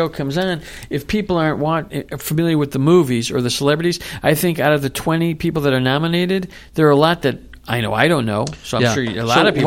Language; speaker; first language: English; native; English